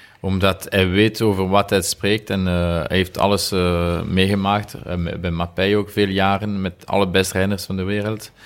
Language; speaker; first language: Dutch; non-native, local second language; French